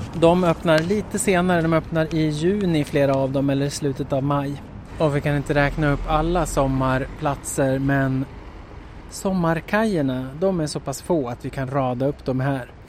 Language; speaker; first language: Swedish; native; Swedish